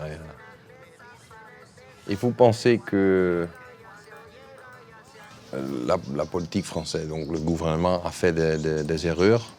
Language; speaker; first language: French; non-native, fluent; Dutch